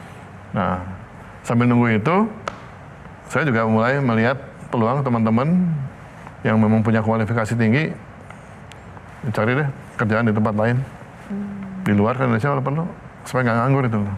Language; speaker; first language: Indonesian; native; Indonesian